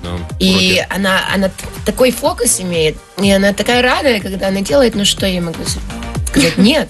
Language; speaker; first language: Russian; early bilingual, heritage; Russian